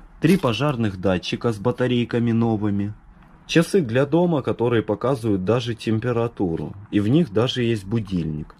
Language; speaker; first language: Russian; native; Russian